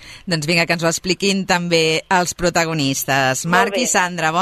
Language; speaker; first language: Catalan; native; Catalan